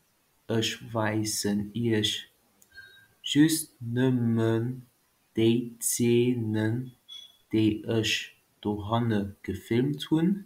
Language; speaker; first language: German; non-native, local second language; Luxembourgish